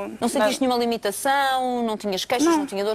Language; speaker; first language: Portuguese; native; Portuguese